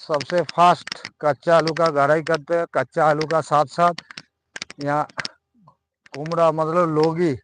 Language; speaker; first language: Hindi; non-native, local second language; Bangla